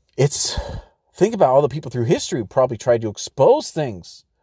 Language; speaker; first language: English; native; English